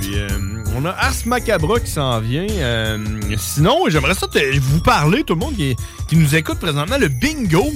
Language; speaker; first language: French; native; French